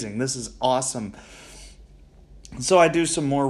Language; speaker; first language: English; native; English